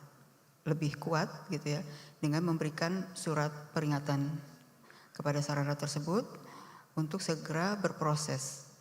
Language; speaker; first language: Indonesian; native; Indonesian